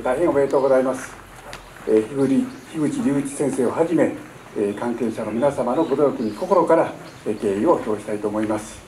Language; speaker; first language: Japanese; native; Japanese